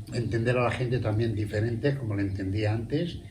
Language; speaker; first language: Spanish; native; Spanish